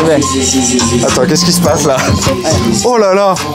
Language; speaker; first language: French; native; French